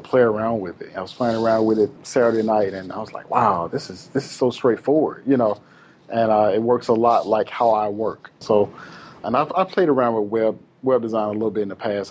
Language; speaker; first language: English; native; English